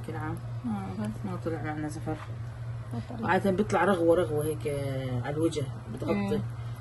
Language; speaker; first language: Arabic; native; Arabic